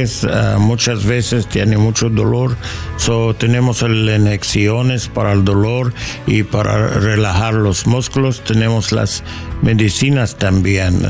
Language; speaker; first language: Spanish; non-native, learner; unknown